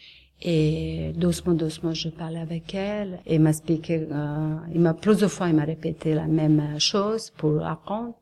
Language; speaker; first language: French; non-native, learner; Serbian